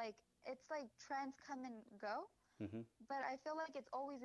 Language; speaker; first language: English; native; English